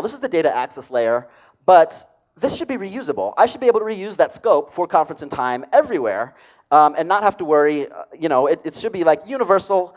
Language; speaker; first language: English; native; English